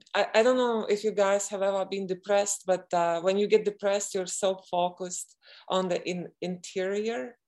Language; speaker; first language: English; non-native, fluent; Latvian